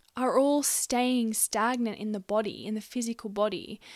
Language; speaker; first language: English; native; English